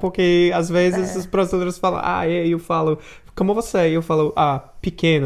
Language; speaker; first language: Portuguese; non-native, fluent; English